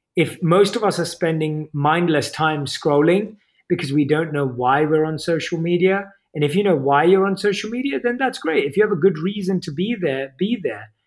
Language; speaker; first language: English; native; English